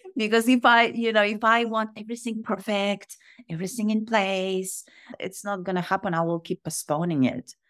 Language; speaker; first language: English; non-native, fluent; Russian